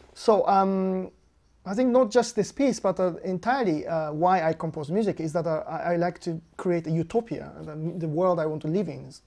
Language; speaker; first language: English; non-native, fluent; Japanese